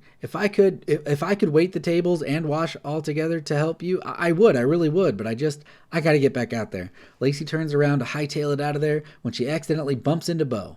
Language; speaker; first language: English; native; English